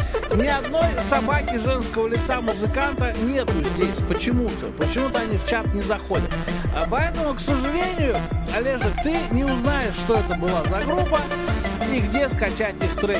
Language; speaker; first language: Russian; native; Russian